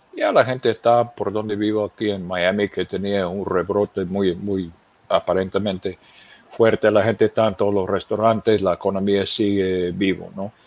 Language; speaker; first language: Spanish; non-native, fluent; English